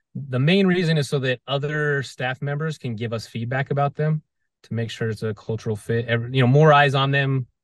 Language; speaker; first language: English; native; English